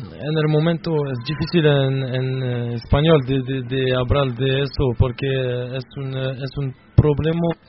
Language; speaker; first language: Spanish; non-native, learner; French